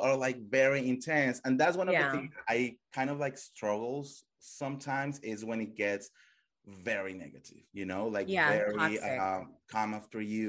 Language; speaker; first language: English; non-native, fluent; Spanish